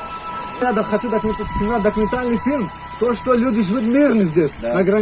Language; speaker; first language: Russian; non-native, learner; Tajik